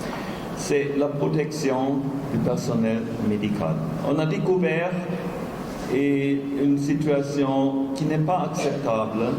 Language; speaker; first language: French; non-native, fluent; German